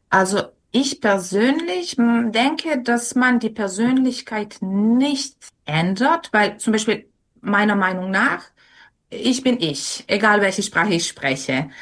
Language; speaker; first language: German; non-native, fluent; Serbian